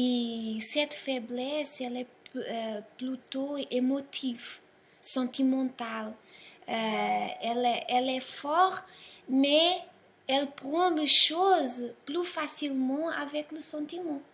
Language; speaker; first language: French; non-native, learner; Portuguese